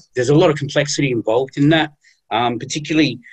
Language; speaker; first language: English; native; English